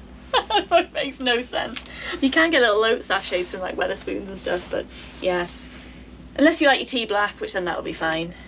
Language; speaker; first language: English; native; English